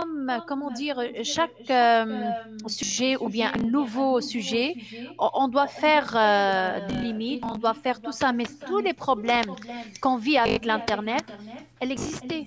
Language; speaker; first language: French; non-native, fluent; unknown